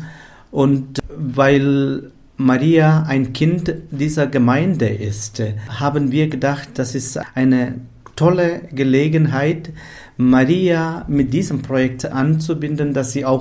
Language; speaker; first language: German; non-native, fluent; Malayalam